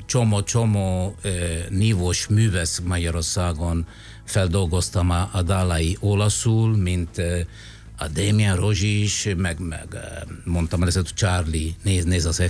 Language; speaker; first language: Hungarian; non-native, fluent; Italian